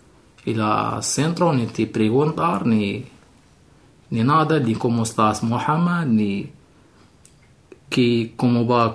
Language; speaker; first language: Spanish; non-native, learner; Arabic